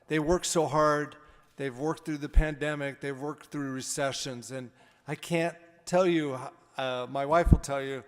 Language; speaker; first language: English; native; English